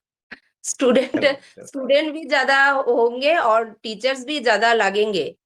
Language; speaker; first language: Hindi; non-native, local second language; Bangla